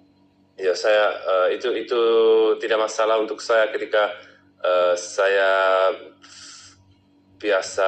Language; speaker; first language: Indonesian; non-native, learner; Czech